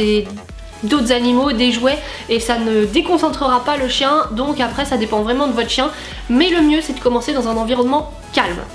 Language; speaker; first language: French; native; French